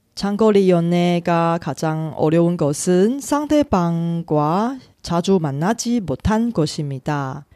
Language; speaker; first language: Korean; non-native, fluent; Chinese